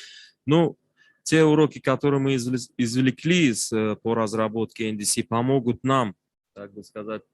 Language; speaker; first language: Russian; non-native, local second language; Tajik